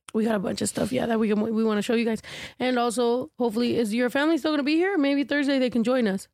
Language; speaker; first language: English; early bilingual, other home language; Spanish